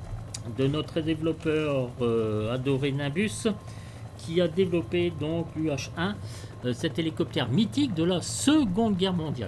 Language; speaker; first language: French; native; French